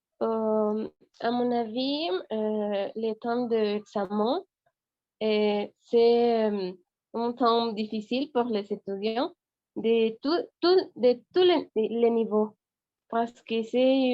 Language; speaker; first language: French; non-native, learner; Spanish